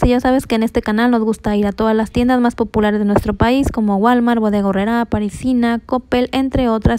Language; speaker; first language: Spanish; native; Spanish